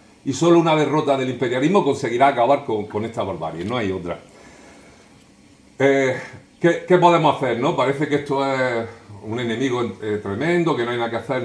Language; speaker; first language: Spanish; native; Spanish